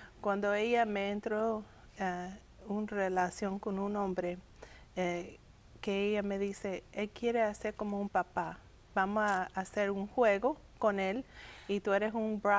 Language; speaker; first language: Spanish; early bilingual, heritage; English